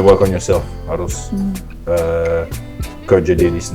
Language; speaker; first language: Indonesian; non-native, learner; English